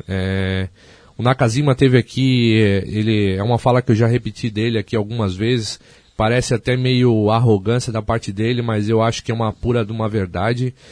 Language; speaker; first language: Portuguese; native; Portuguese